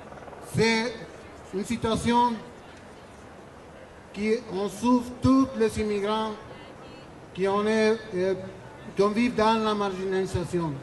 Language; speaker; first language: French; non-native, learner; Spanish